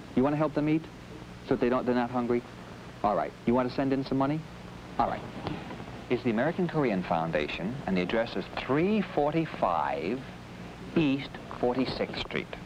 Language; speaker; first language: English; native; English